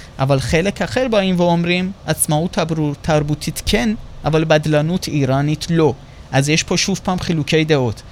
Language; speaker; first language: Hebrew; non-native, fluent; Persian